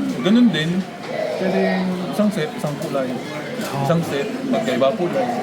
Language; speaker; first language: Filipino; native; Filipino